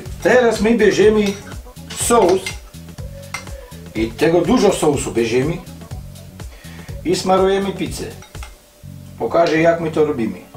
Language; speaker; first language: Polish; non-native, learner; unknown